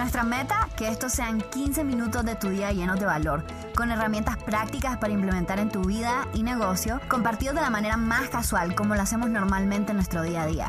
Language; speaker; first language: Spanish; native; Spanish